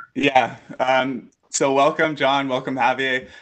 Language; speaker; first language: English; native; English